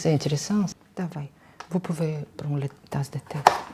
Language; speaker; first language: French; non-native, learner; Russian